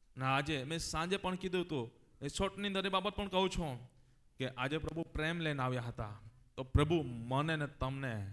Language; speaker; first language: Gujarati; non-native, local second language; Gamit